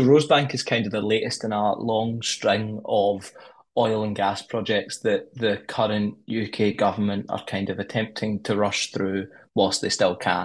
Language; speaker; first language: English; native; English